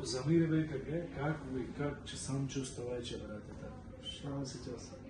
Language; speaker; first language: Russian; non-native, learner; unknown